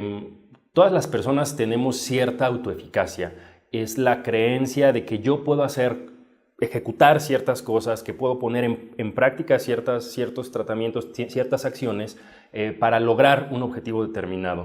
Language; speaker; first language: Spanish; native; Spanish